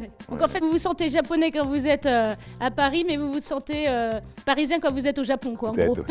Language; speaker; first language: French; native; French